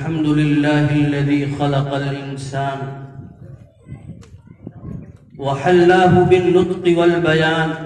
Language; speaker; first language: Arabic; non-native, fluent; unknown